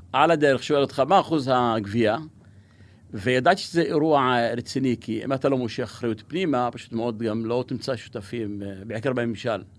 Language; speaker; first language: Hebrew; non-native, local second language; Arabic